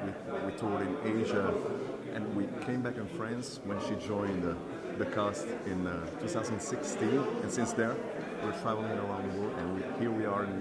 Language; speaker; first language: English; non-native, fluent; Italian